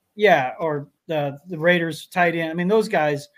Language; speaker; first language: English; native; English